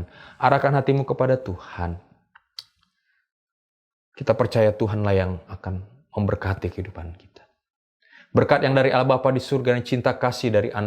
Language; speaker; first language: Indonesian; native; Indonesian